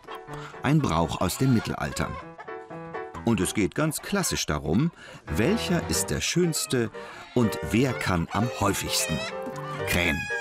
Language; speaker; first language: German; native; German